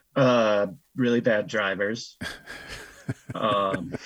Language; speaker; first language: English; native; English